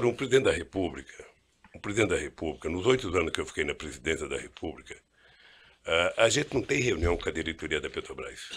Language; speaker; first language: Portuguese; native; Portuguese